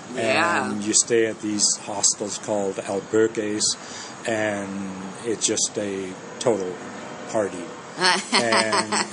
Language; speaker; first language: English; early bilingual, other home language; Danish